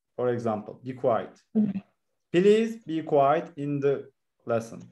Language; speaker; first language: English; non-native, learner; Turkish